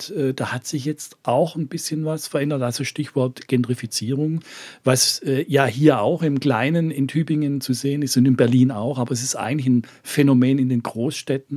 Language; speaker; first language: German; native; German